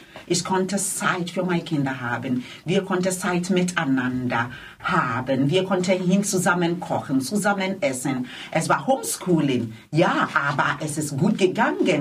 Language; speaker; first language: German; non-native, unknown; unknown